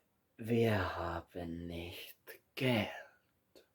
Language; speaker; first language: German; non-native, learner; Finnish